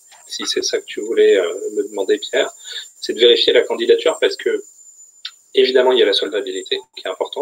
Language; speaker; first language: French; native; French